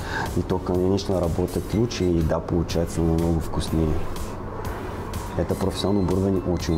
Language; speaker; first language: Russian; non-native, learner; Bulgarian